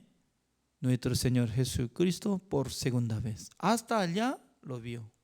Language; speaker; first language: Spanish; non-native, learner; Korean